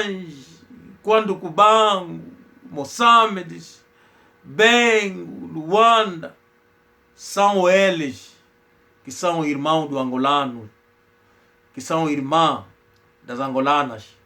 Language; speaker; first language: Portuguese; non-native, local second language; Kongo